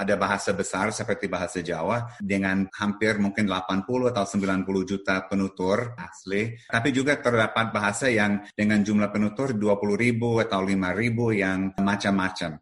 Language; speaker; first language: Indonesian; non-native, fluent; English